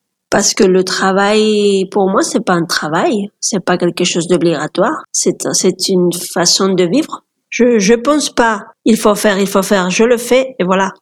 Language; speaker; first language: French; non-native, fluent; Spanish